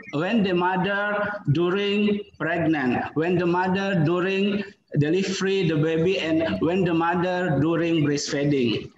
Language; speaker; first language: English; non-native, fluent; Indonesian